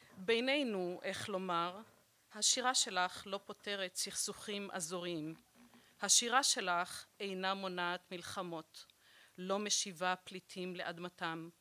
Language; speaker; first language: Hebrew; early bilingual, other home language; Arabic